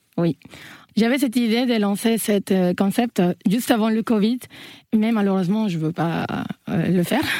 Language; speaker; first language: French; non-native, fluent; Spanish